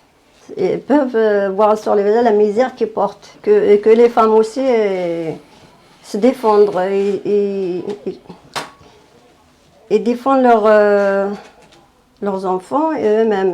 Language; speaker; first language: French; non-native, fluent; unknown